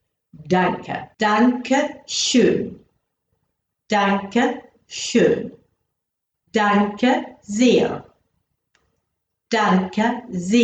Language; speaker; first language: German; non-native, fluent; English